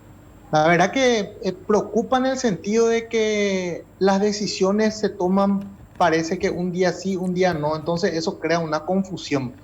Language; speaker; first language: Spanish; native; Spanish